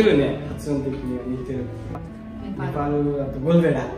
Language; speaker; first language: Japanese; non-native, fluent; Nepali